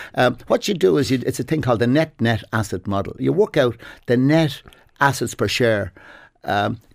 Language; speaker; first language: English; native; English